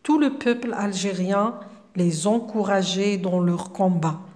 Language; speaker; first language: French; non-native, local second language; Arabic